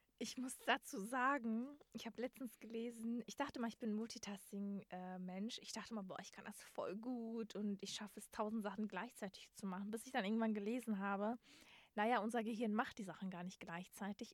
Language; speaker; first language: German; native; German